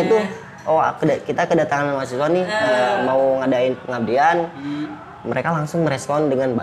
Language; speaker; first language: Indonesian; native; Indonesian